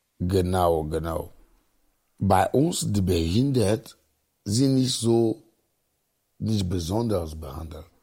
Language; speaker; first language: German; non-native, fluent; Ewe